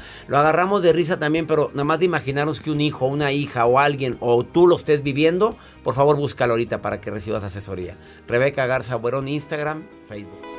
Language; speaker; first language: Spanish; native; Spanish